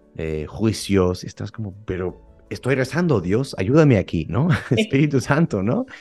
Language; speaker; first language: Spanish; early bilingual, heritage; Spanish